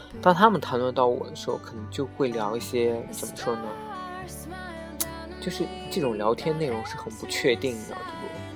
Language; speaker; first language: Chinese; native; Chinese